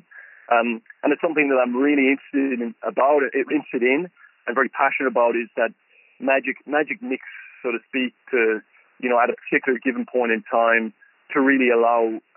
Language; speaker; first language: English; native; English